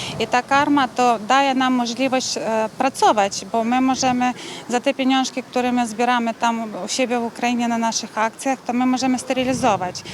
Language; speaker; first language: Polish; non-native, learner; Ukrainian